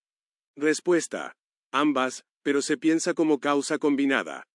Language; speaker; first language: Spanish; native; Spanish